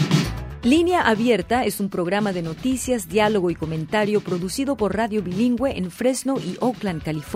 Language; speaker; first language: Spanish; native; Spanish